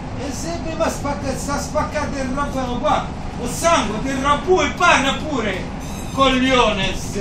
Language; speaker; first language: Italian; non-native, learner; Arabic